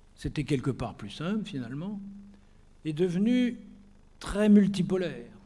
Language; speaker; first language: French; native; French